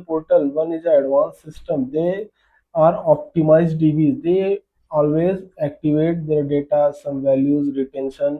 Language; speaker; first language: English; non-native, local second language; Hindi